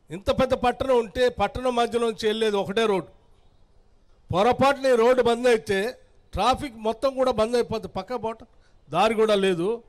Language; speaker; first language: Telugu; native; Telugu